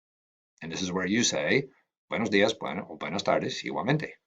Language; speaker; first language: Spanish; non-native, fluent; English